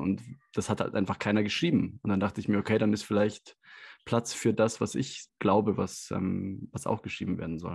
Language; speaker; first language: German; native; German